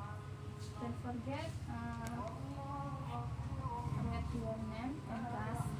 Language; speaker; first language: English; non-native, learner; Indonesian